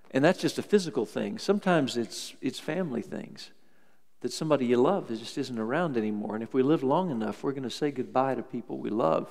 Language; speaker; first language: English; native; English